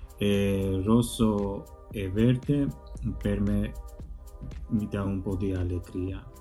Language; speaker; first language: Italian; non-native, learner; Georgian